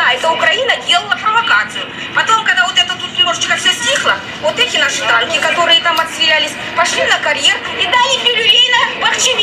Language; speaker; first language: Russian; native; Russian